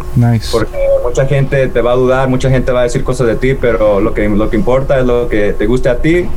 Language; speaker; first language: Spanish; early bilingual, heritage; Spanish